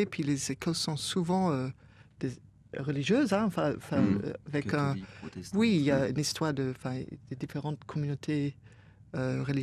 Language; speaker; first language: French; non-native, fluent; English